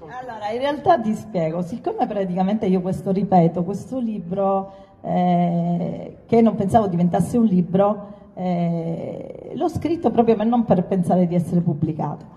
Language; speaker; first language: Italian; native; Italian